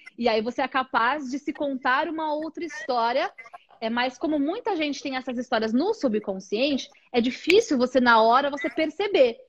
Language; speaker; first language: Portuguese; native; Portuguese